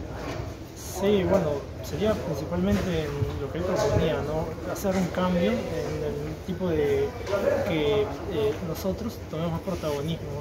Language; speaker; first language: Spanish; native; Spanish